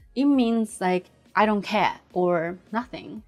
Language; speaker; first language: English; non-native, fluent; Japanese